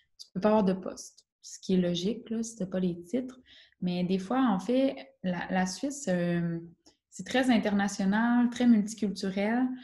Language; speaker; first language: French; native; French